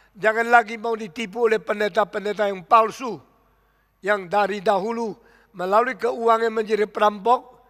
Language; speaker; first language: Indonesian; early bilingual, other home language; Min Nan Chinese